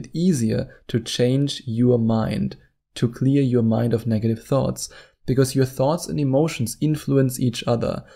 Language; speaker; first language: English; non-native, fluent; German